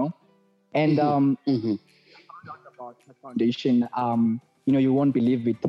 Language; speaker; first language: English; non-native, local second language; Tswana